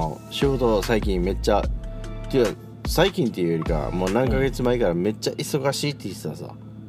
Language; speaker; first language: Japanese; early bilingual, heritage; Japanese